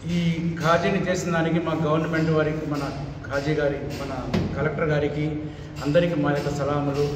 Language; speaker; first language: Telugu; non-native, local second language; Urdu